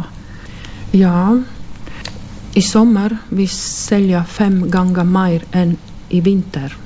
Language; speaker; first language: Norwegian; non-native, fluent; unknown